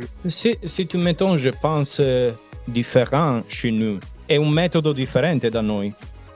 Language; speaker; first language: French; non-native, learner; Italian